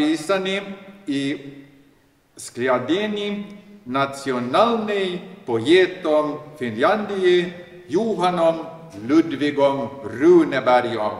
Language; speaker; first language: Ukrainian; non-native, learner; Swedish